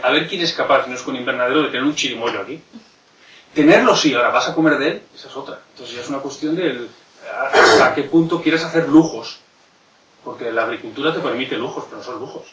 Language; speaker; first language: Spanish; native; Spanish